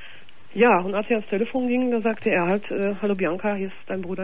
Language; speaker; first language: German; native; German